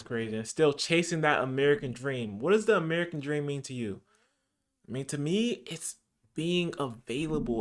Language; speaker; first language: English; native; English